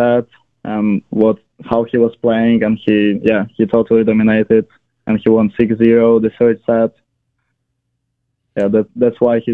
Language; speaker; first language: English; non-native, fluent; Ukrainian